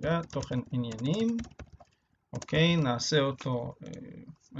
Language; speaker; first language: Hebrew; native; Hebrew